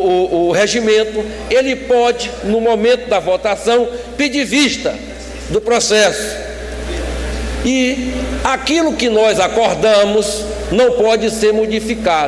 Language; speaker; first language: Portuguese; native; Portuguese